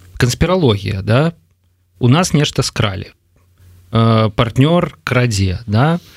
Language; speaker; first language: Belarusian; non-native, local second language; Russian